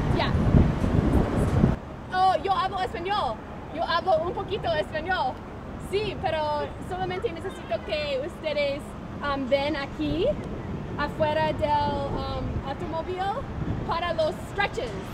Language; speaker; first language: Spanish; non-native, learner; English